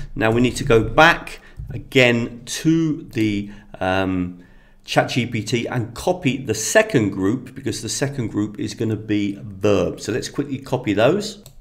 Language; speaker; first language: English; native; English